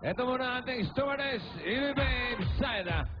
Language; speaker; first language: Filipino; native; Filipino